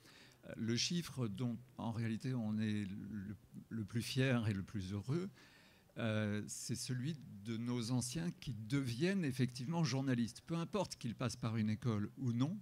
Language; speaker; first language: French; native; French